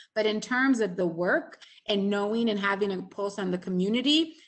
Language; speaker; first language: English; native; English